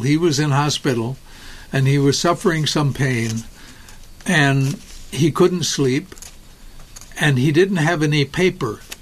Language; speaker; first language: English; native; English